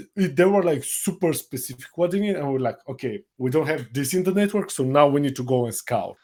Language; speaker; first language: English; non-native, fluent; Bulgarian